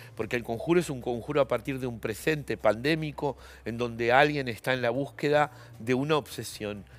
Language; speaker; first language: Spanish; native; Spanish